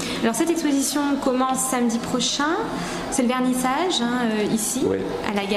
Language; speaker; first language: French; native; French